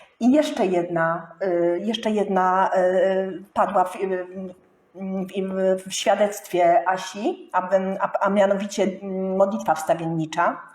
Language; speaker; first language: Polish; native; Polish